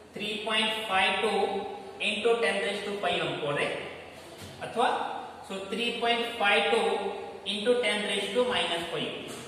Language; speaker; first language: English; non-native, local second language; Kannada